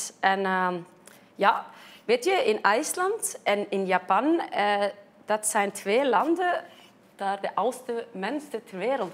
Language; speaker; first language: Dutch; non-native, fluent; Icelandic